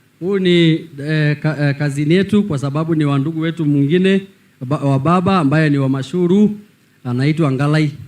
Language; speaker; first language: Swahili; non-native, local second language; Masai